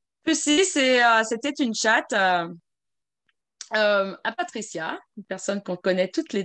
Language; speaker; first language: French; native; French